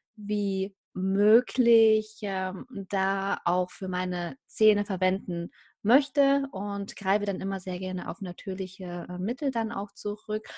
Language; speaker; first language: German; native; German